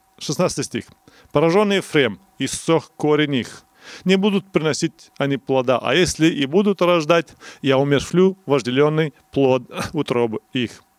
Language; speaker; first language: Russian; non-native, local second language; Romanian